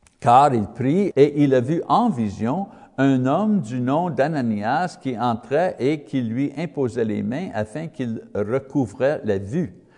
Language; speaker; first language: French; non-native, learner; English